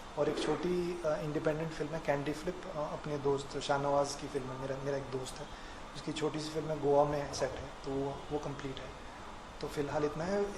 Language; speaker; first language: Hindi; non-native, local second language; Kannada